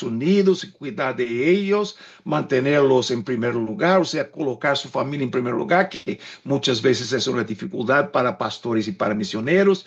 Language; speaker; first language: Spanish; non-native, fluent; English